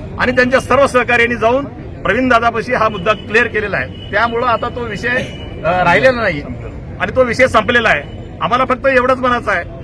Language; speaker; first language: Marathi; native; Marathi